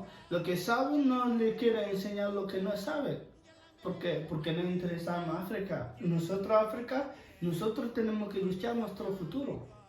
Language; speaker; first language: Spanish; non-native, learner; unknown